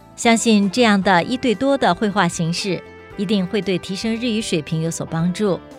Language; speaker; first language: Chinese; native; Chinese